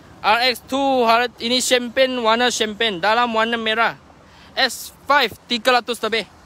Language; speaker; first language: Malay; non-native, local second language; Chinese